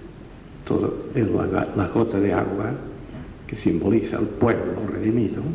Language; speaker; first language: Spanish; non-native, local second language; Catalan